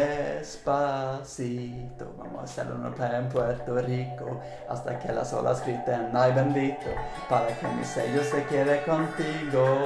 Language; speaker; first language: Spanish; non-native, learner; Swedish